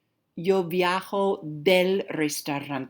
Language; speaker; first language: Spanish; non-native, fluent; English